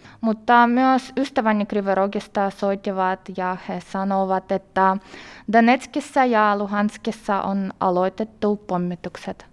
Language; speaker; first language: Finnish; non-native, learner; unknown